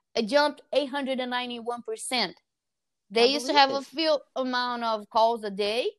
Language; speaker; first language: English; non-native, fluent; Portuguese